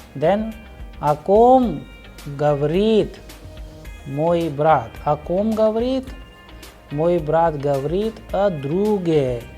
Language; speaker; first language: Russian; non-native, fluent; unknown